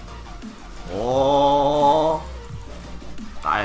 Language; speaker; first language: Chinese; native; Chinese